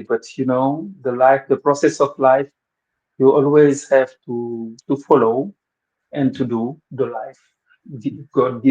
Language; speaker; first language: English; non-native, fluent; Wolof